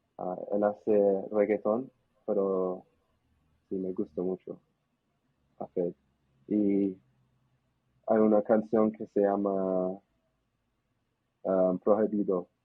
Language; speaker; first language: Spanish; non-native, learner; English